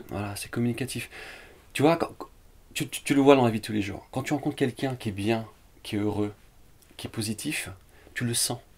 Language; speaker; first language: French; early bilingual, other home language; Vietnamese